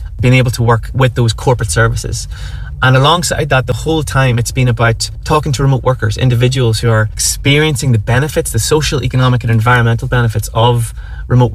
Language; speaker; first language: English; native; English